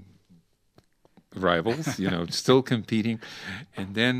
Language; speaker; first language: English; non-native, fluent; Ukrainian